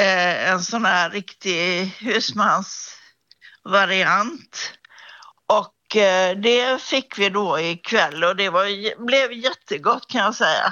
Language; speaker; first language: Swedish; native; Swedish